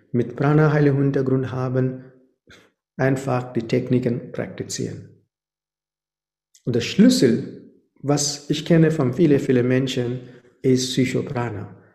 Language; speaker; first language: German; non-native, fluent; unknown